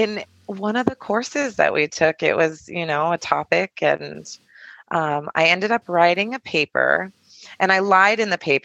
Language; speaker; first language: English; native; English